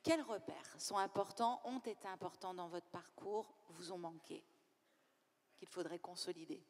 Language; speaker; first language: French; native; French